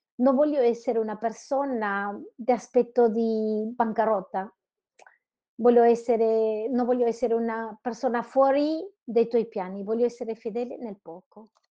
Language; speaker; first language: Italian; non-native, fluent; Spanish